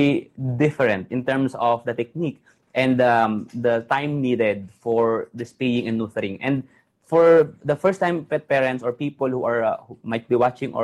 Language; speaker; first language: English; non-native, local second language; Filipino